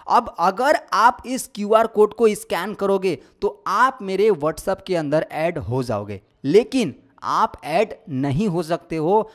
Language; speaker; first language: Hindi; native; Hindi